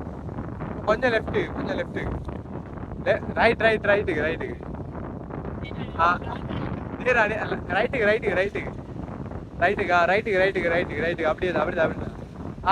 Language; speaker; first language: Tamil; native; Tamil